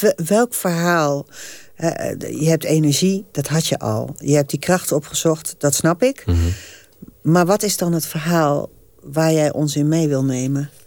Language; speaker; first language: Dutch; native; Dutch